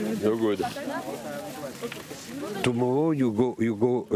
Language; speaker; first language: English; non-native, fluent; French